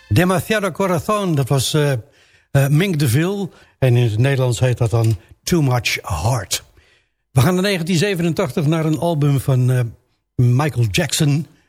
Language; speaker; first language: Dutch; native; Dutch